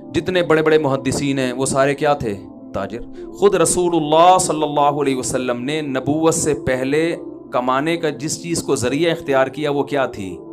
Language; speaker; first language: Urdu; native; Urdu